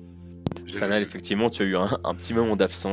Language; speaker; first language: French; native; French